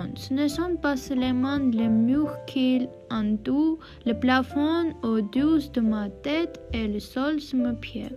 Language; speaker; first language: French; non-native, learner; Armenian